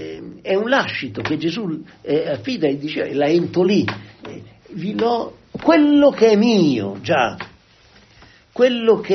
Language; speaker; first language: Italian; native; Italian